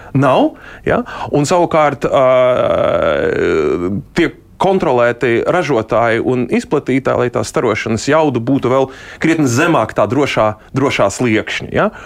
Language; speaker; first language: Latvian; non-native, local second language; Russian